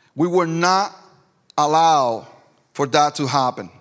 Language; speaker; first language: English; non-native, fluent; Spanish